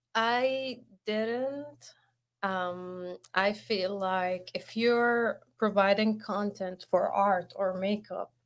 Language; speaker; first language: English; non-native, fluent; Arabic